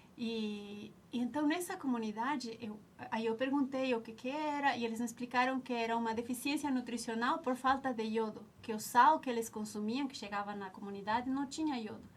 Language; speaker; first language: Portuguese; non-native, fluent; Spanish